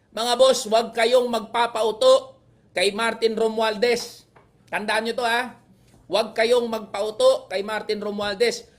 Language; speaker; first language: Filipino; native; Filipino